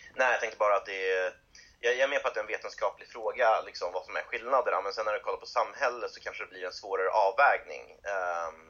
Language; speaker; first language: Swedish; native; Swedish